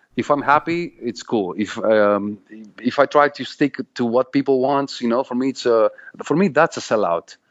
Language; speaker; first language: English; non-native, fluent; Greek